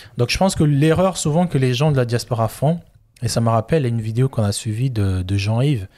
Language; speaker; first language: French; non-native, local second language; Lingala